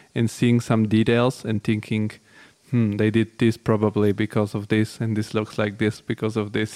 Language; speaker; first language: English; non-native, fluent; Bulgarian